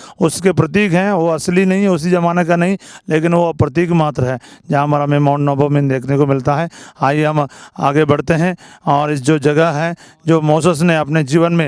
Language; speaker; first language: Hindi; native; Hindi